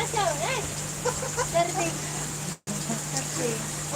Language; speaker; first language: English; non-native, learner; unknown